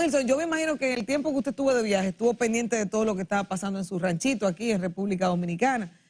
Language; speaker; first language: Spanish; native; Spanish